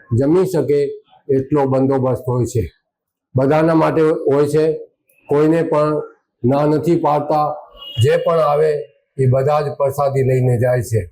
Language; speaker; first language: Gujarati; non-native, local second language; Sindhi